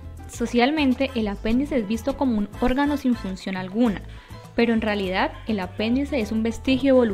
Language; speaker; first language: Spanish; native; Spanish